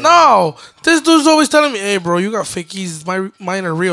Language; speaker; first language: English; early bilingual, other home language; Spanish